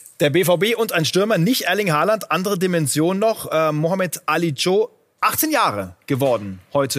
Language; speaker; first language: German; native; German